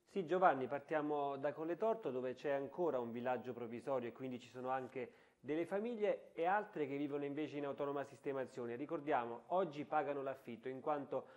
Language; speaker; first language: Italian; native; Italian